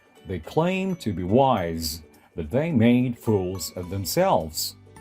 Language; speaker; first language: English; non-native, fluent; Korean